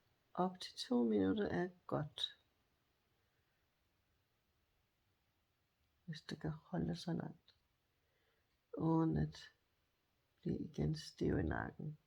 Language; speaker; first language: Danish; non-native, fluent; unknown